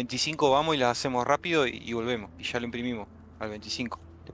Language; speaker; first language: Spanish; native; Spanish